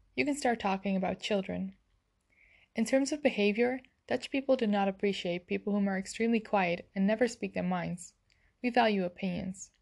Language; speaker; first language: English; non-native, fluent; Dutch